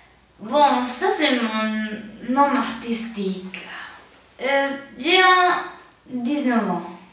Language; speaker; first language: French; non-native, learner; Spanish